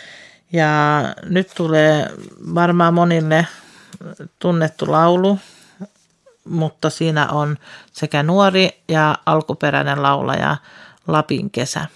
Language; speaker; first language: Finnish; early bilingual, heritage; Finnish